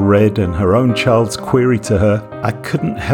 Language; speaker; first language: English; native; English